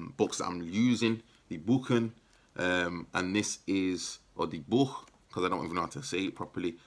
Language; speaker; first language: English; native; English